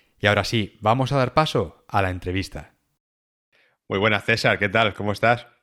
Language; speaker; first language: Spanish; native; Spanish